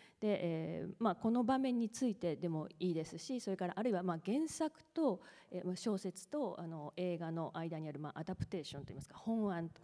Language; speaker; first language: Japanese; native; Japanese